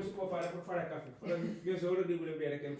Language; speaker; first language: Italian; non-native, learner; Punjabi